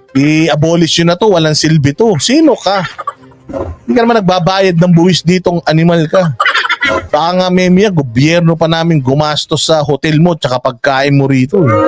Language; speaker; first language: Filipino; native; Filipino